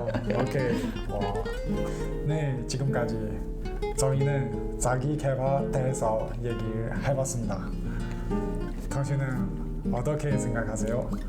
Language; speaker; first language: Korean; non-native, learner; Chinese